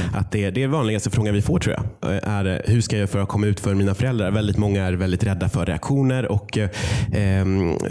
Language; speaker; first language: Swedish; native; Swedish